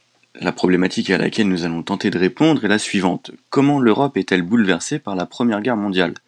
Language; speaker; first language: French; native; French